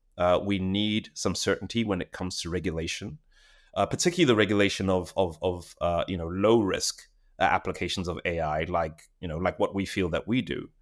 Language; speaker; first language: English; non-native, local second language; Shona